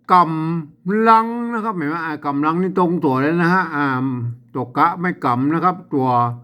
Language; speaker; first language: Thai; native; Thai